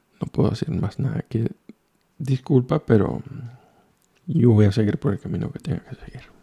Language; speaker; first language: Spanish; native; Spanish